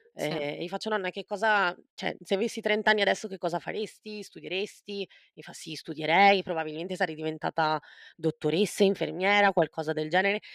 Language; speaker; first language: Italian; native; Italian